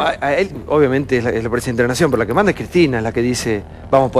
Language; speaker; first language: Spanish; native; Spanish